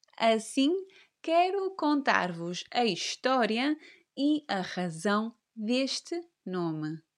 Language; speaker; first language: Portuguese; native; Portuguese